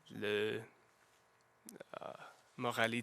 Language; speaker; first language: French; non-native, learner; English